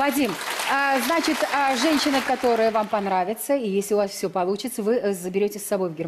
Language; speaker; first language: Russian; native; Russian